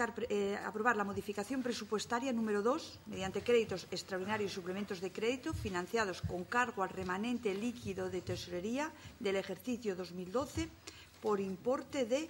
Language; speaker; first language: Spanish; native; Spanish